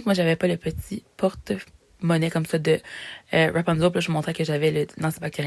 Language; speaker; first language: French; native; French